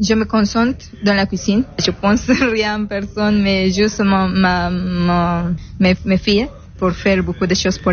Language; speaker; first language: French; non-native, learner; Spanish